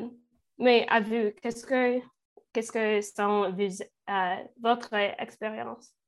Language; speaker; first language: French; non-native, learner; English